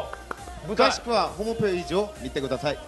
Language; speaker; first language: Japanese; non-native, learner; Korean